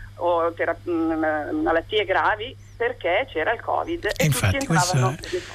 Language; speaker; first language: Italian; native; Italian